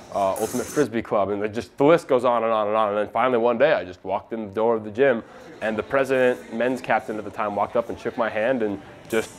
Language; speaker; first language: English; native; English